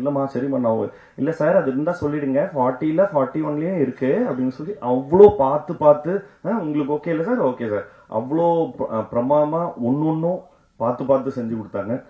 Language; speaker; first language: Tamil; native; Tamil